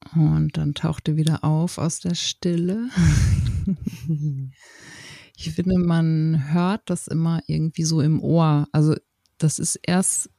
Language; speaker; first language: German; native; German